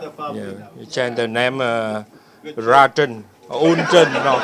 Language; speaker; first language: English; non-native, learner; Vietnamese